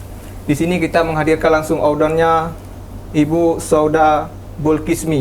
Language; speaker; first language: Indonesian; native; Indonesian